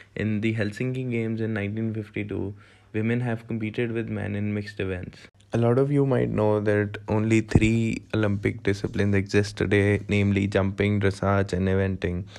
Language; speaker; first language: English; non-native, local second language; Hindi